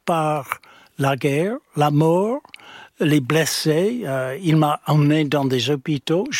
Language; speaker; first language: French; non-native, fluent; English